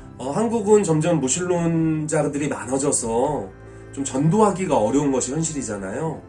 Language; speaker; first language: Korean; native; Korean